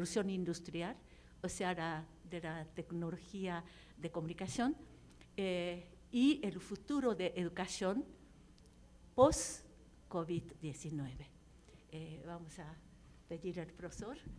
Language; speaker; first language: Spanish; non-native, fluent; Japanese